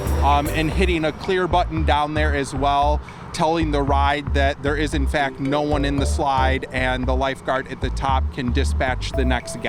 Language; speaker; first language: English; native; English